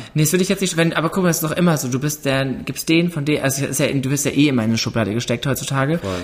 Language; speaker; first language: German; native; German